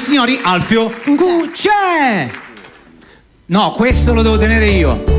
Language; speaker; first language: Italian; native; Italian